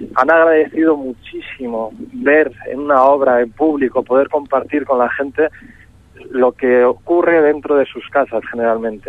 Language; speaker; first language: Spanish; native; Spanish